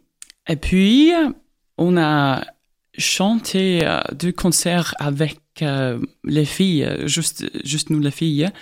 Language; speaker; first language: French; non-native, fluent; Estonian